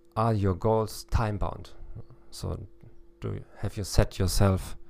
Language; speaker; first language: English; non-native, fluent; German